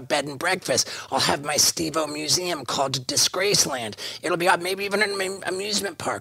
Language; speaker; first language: English; native; English